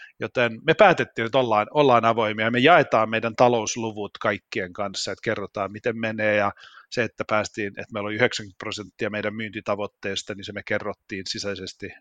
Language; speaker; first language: Finnish; non-native, local second language; Swedish